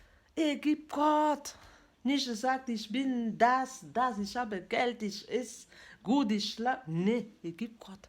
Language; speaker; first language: German; non-native, learner; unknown